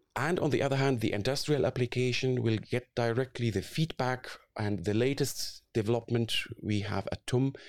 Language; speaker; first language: English; non-native, fluent; Arabic